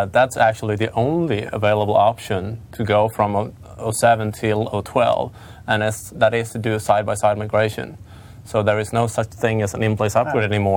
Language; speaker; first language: English; non-native, fluent; Swedish